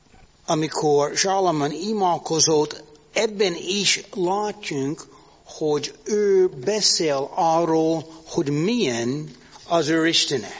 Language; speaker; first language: Hungarian; non-native, learner; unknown